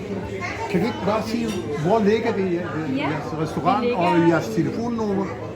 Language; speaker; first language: Danish; non-native, learner; Pashto